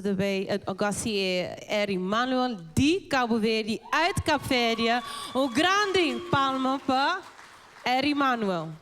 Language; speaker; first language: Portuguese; non-native, learner; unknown